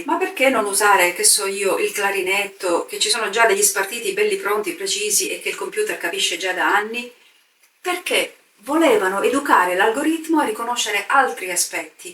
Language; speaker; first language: Italian; native; Italian